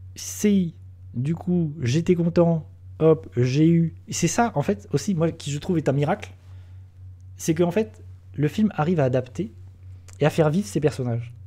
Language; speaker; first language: French; native; French